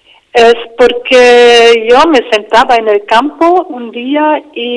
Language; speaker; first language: Spanish; non-native, fluent; English